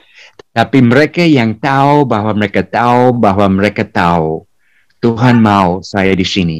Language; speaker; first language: Indonesian; non-native, fluent; English